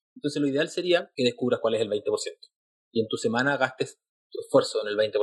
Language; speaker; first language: Spanish; native; Spanish